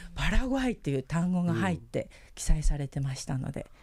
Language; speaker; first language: Japanese; early bilingual, heritage; Spanish